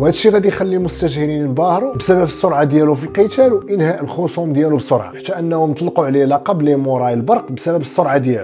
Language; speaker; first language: Arabic; native; Arabic